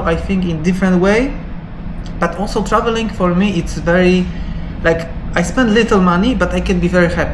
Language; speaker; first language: English; non-native, learner; Polish